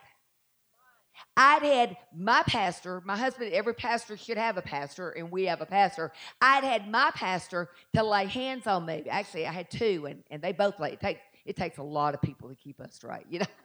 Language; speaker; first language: English; native; English